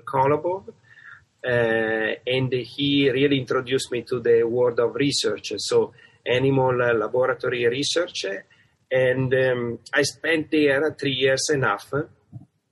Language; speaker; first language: English; non-native, fluent; Italian